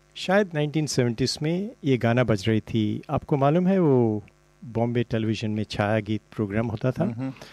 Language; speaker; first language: Hindi; non-native, fluent; English